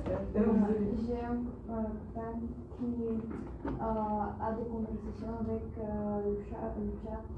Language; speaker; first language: French; non-native, learner; Bulgarian